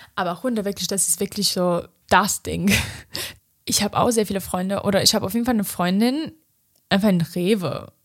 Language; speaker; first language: German; non-native, fluent; Romanian